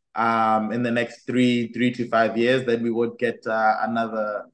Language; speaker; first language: English; non-native, local second language; Tswana